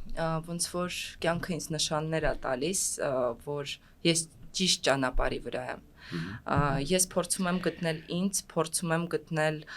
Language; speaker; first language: Armenian; non-native, fluent; Russian